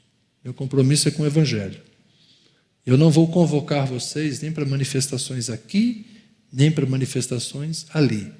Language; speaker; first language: Portuguese; native; Portuguese